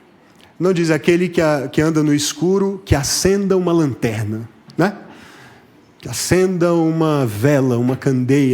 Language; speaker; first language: Portuguese; native; Portuguese